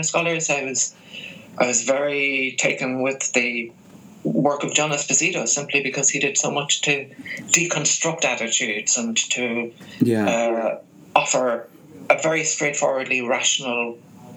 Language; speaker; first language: English; native; English